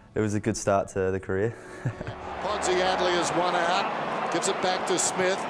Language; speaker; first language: English; native; English